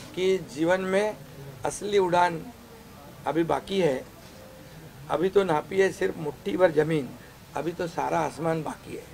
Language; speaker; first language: Hindi; non-native, local second language; Marathi